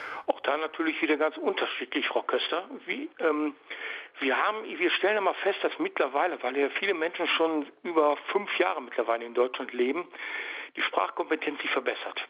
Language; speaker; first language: German; native; German